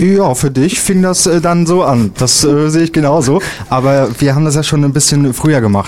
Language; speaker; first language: German; native; German